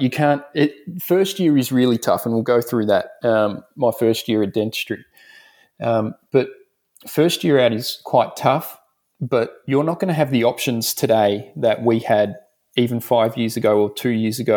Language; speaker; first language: English; native; English